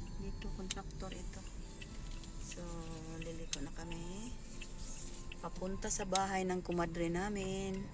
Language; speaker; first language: Filipino; non-native, local second language; Cebuano